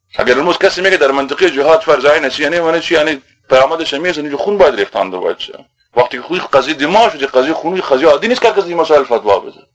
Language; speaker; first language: Persian; native; Persian